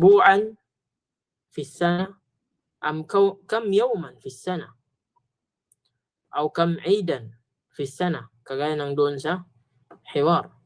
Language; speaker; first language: Arabic; non-native, fluent; Filipino